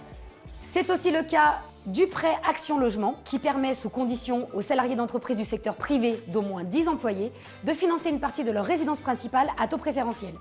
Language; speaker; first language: French; native; French